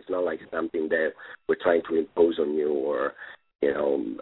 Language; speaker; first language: English; non-native, fluent; Italian